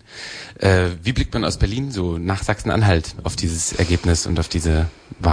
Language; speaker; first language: German; native; German